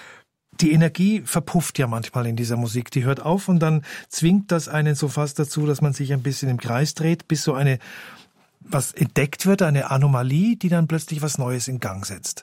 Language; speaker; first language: German; native; German